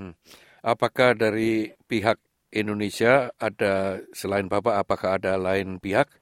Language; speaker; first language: Indonesian; native; Indonesian